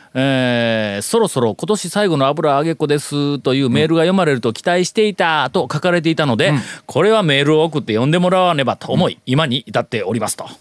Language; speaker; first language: Japanese; native; Japanese